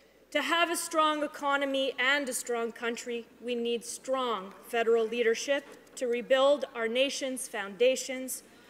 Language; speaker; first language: English; native; English